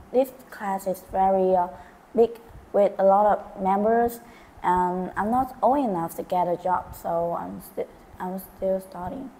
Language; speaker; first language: English; non-native, learner; Vietnamese